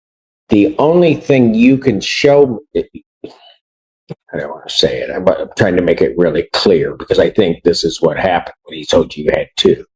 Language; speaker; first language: English; native; English